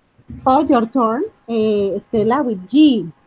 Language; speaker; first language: English; non-native, fluent; Spanish